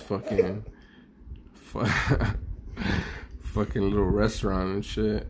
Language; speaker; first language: English; native; English